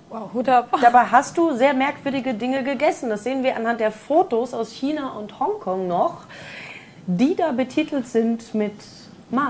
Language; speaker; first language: German; native; German